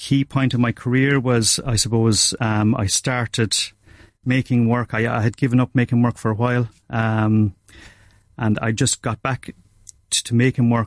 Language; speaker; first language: English; native; English